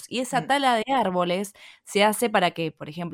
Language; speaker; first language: Spanish; native; Spanish